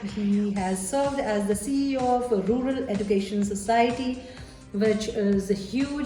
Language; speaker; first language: English; non-native, local second language; Hindi